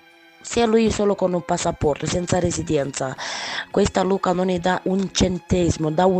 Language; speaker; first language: Italian; non-native, learner; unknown